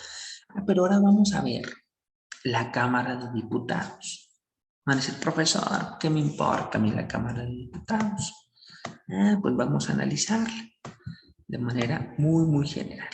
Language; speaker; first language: Spanish; native; Spanish